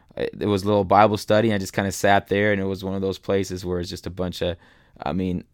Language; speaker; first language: English; early bilingual, other home language; German